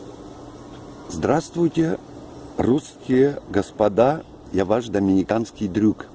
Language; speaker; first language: Russian; non-native, learner; Spanish